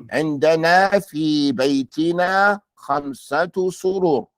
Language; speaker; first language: Arabic; non-native, fluent; English